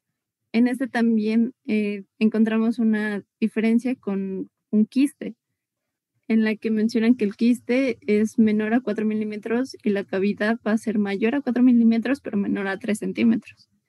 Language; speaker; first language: Spanish; native; Spanish